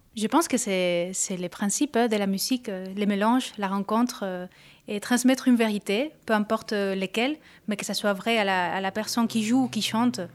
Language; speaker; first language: French; non-native, fluent; Spanish